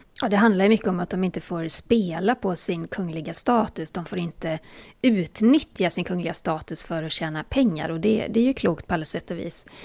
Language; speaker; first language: Swedish; native; Swedish